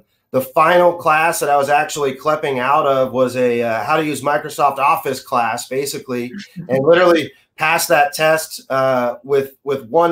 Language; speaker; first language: English; native; English